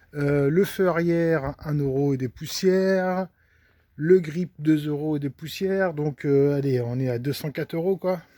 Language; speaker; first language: French; native; French